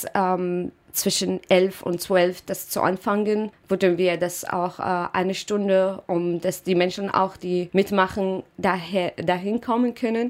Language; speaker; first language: German; non-native, learner; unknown